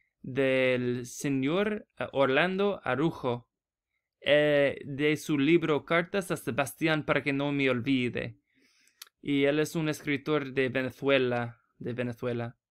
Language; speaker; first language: Spanish; non-native, learner; English